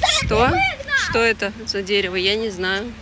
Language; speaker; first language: Russian; native; Russian